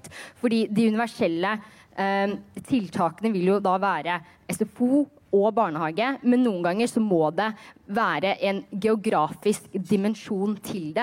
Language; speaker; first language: Norwegian; early bilingual, other home language; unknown